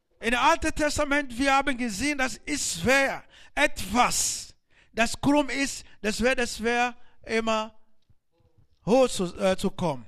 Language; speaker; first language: German; non-native, learner; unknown